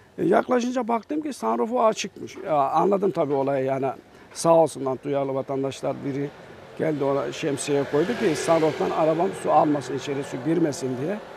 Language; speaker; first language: Turkish; native; Turkish